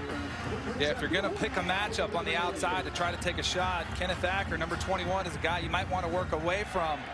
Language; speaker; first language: English; native; English